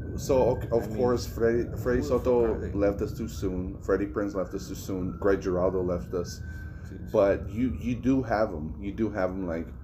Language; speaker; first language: English; early bilingual, other home language; Spanish